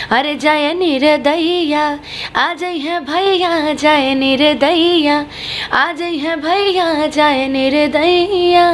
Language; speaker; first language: Hindi; native; Hindi